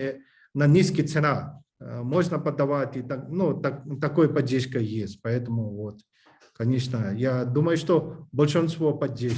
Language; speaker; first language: Russian; non-native, learner; English